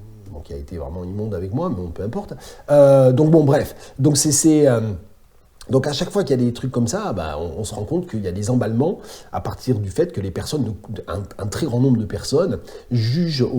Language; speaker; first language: French; native; French